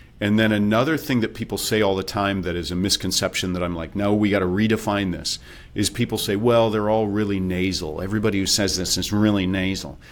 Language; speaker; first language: English; native; English